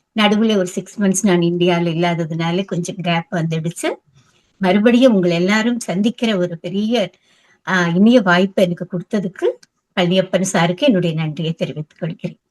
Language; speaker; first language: Tamil; non-native, local second language; Telugu